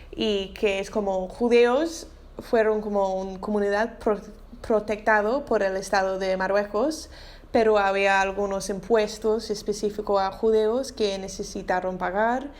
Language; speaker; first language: Spanish; non-native, learner; English